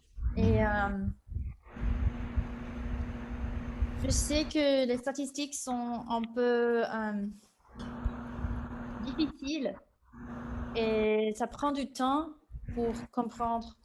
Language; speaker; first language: French; non-native, fluent; English